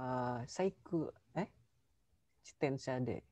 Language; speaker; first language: Japanese; non-native, learner; Indonesian